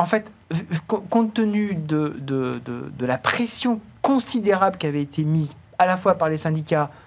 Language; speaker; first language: French; native; French